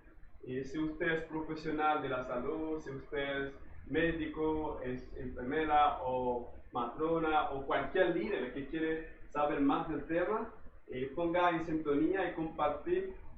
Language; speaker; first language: Spanish; non-native, fluent; Haitian Creole